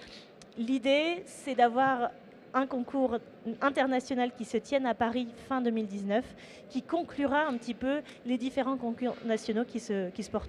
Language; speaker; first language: French; native; French